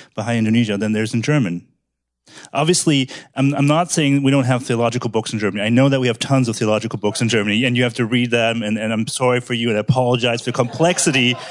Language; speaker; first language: English; early bilingual, other home language; German